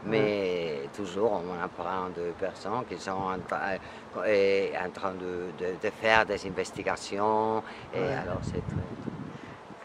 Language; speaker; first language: French; non-native, fluent; Spanish